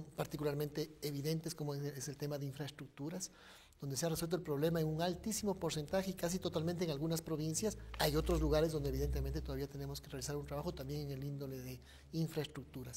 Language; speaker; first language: Spanish; native; Spanish